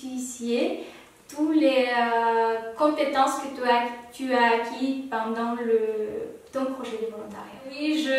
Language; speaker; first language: French; non-native, fluent; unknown